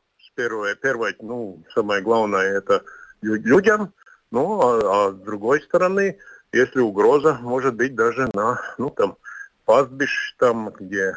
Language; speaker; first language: Russian; non-native, local second language; Latvian